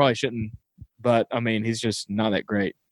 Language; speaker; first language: English; native; English